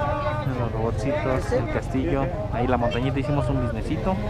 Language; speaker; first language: Spanish; native; Spanish